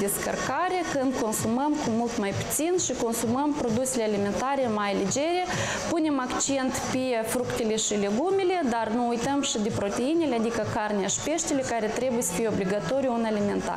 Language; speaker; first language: Romanian; native; Romanian